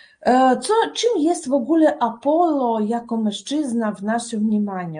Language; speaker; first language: Polish; non-native, fluent; Russian